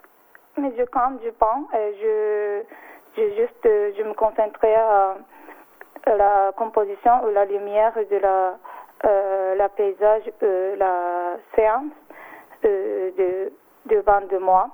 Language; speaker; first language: French; non-native, learner; Japanese